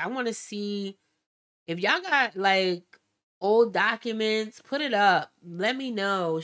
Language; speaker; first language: English; native; English